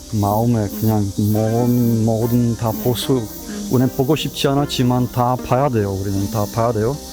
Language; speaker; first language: Korean; non-native, learner; Czech